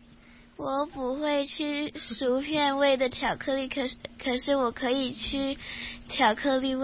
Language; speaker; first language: Chinese; non-native, local second language; Cantonese